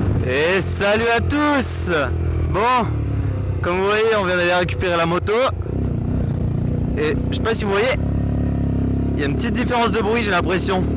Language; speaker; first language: French; native; French